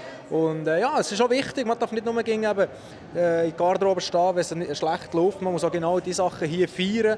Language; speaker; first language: German; native; German